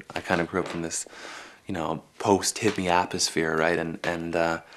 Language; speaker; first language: English; native; English